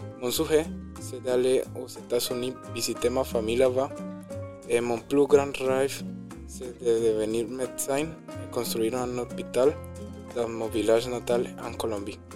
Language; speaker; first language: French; non-native, learner; Spanish